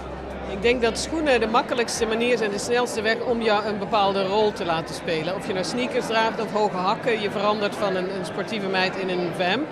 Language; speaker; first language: Dutch; native; Dutch